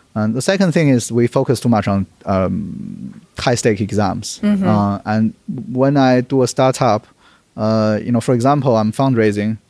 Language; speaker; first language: English; non-native, fluent; Chinese